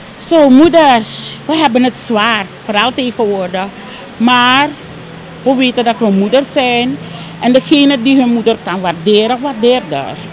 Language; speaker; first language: Dutch; native; Dutch